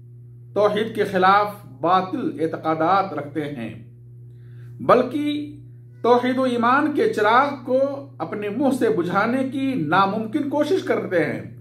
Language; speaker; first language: Urdu; native; Urdu